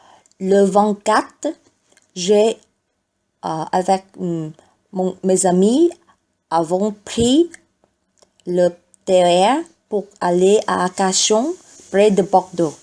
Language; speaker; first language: French; non-native, learner; Vietnamese